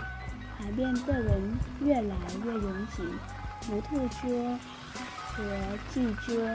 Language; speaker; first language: Chinese; non-native, fluent; Vietnamese